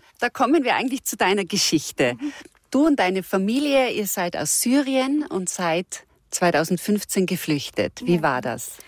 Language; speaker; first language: German; native; German